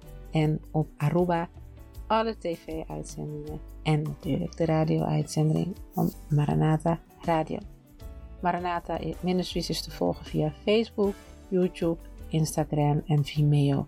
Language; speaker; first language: Dutch; native; Dutch